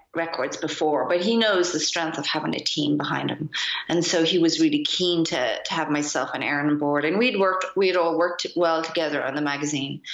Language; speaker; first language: English; native; English